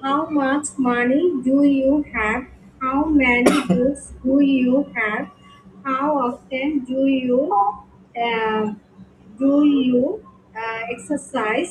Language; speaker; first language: English; non-native, learner; Bangla